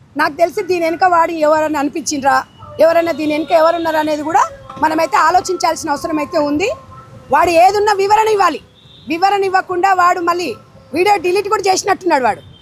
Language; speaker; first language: Telugu; native; Telugu